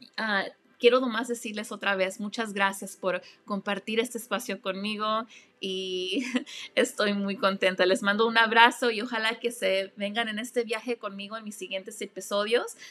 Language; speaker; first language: Spanish; early bilingual, heritage; Spanish